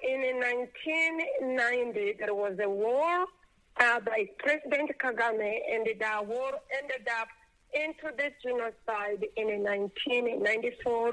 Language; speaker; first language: English; non-native, local second language; Kinyarwanda